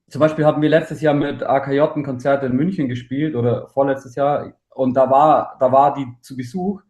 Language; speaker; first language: German; native; German